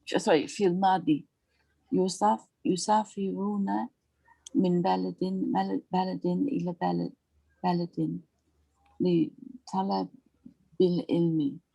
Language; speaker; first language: Arabic; non-native, learner; English